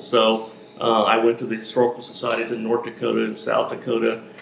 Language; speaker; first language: English; native; English